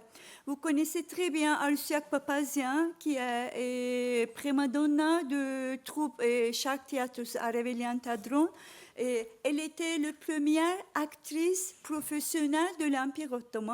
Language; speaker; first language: French; non-native, learner; Turkish